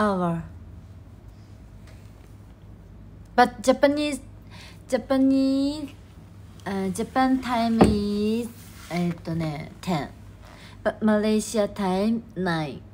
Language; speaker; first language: English; non-native, learner; Japanese